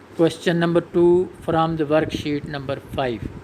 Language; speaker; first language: English; non-native, local second language; Urdu